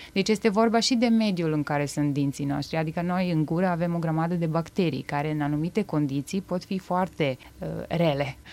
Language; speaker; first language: Romanian; non-native, fluent; Bosnian